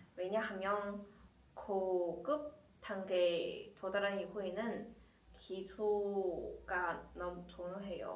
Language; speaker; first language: Korean; non-native, fluent; Chinese